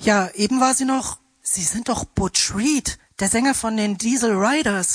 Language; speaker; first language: German; native; German